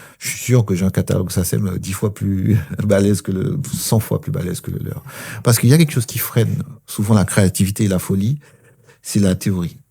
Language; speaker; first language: French; early bilingual, other home language; Spanish